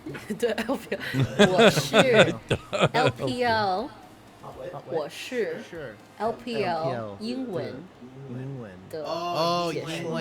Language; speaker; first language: Chinese; non-native, learner; English